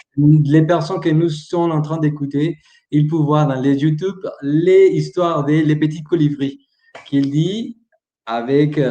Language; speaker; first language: French; non-native, learner; Spanish